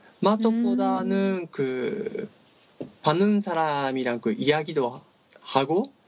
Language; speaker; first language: Korean; non-native, learner; Japanese